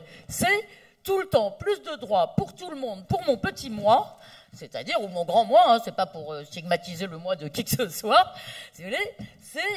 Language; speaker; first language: French; native; French